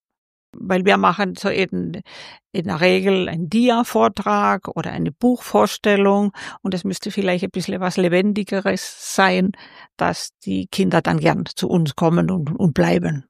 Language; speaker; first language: German; non-native, fluent; Spanish